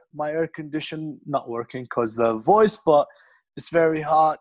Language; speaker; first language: English; non-native, fluent; Arabic